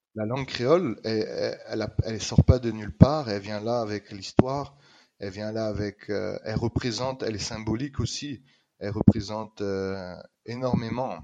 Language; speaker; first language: French; native; French